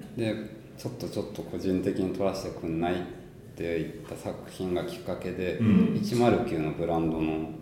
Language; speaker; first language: Japanese; early bilingual, heritage; Japanese